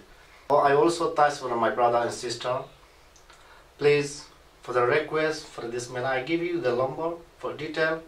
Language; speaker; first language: English; non-native, learner; Rohingya